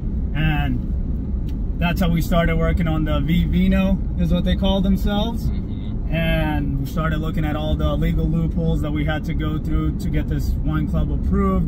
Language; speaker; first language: English; native; English